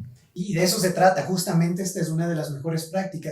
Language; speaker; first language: Spanish; native; Spanish